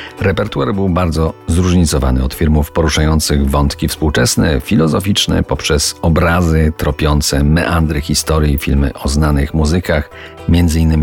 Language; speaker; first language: Polish; native; Polish